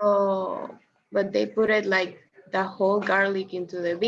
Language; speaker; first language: English; non-native, fluent; Spanish